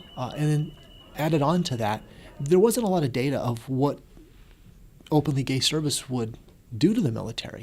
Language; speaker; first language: English; native; English